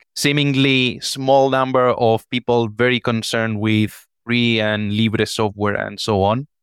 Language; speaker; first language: English; non-native, fluent; Spanish